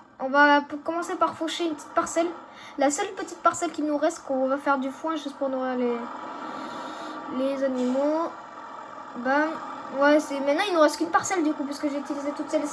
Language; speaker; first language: French; native; French